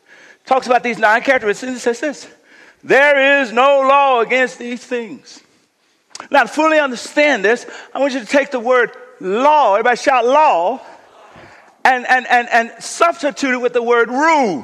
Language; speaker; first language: English; native; English